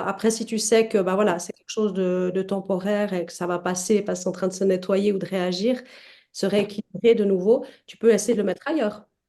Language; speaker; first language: French; native; French